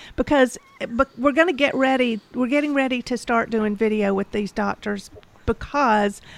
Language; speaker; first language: English; native; English